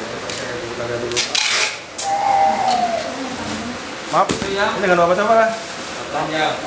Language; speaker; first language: Indonesian; native; Indonesian